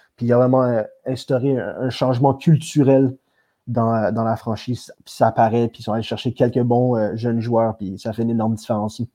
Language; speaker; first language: French; native; French